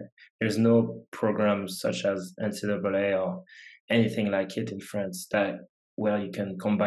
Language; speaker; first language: English; non-native, fluent; French